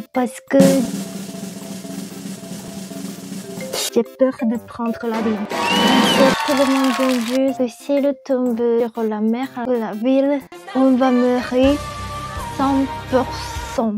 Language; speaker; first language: French; non-native, learner; Japanese